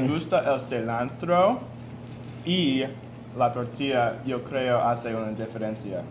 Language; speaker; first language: Spanish; non-native, learner; English